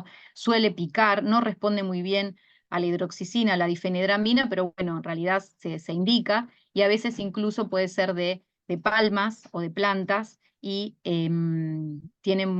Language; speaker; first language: Spanish; native; Spanish